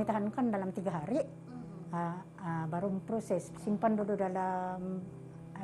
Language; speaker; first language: Malay; native; Malay